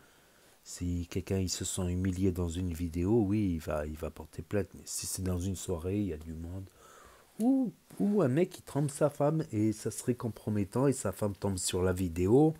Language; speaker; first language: French; native; French